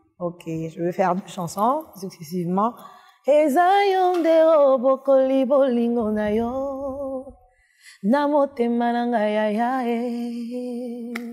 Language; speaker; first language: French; non-native, local second language; Lingala